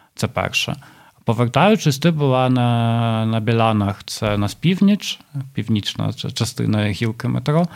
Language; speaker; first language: Ukrainian; non-native, local second language; Russian